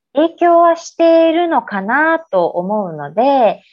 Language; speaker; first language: Japanese; native; Japanese